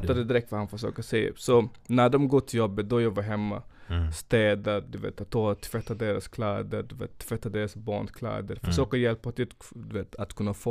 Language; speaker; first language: Swedish; non-native, fluent; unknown